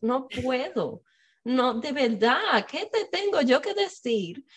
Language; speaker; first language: Spanish; native; Spanish